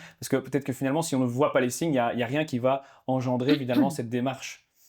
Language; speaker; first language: French; native; French